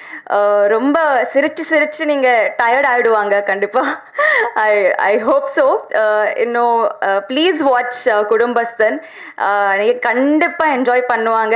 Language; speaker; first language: Tamil; non-native, learner; Telugu